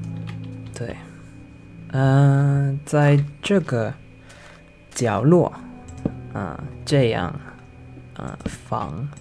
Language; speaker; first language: Chinese; non-native, learner; English